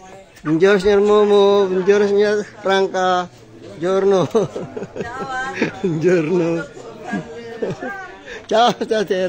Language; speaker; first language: Italian; non-native, learner; Filipino